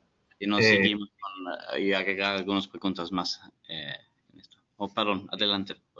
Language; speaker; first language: Spanish; non-native, fluent; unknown